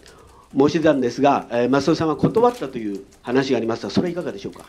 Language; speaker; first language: Japanese; native; Japanese